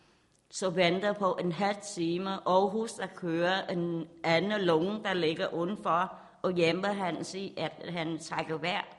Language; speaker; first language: Danish; non-native, learner; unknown